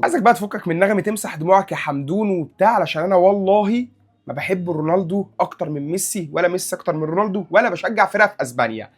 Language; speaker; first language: Arabic; native; Arabic